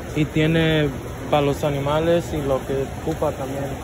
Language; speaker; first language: Spanish; early bilingual, other home language; English